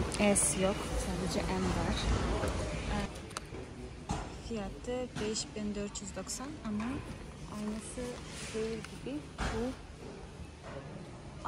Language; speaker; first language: Turkish; non-native, fluent; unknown